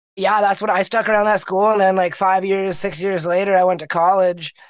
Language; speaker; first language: English; native; English